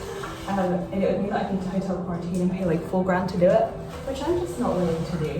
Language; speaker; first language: English; native; English